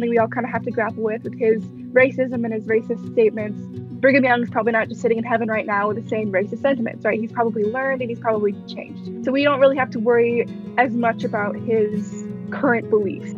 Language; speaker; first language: English; native; English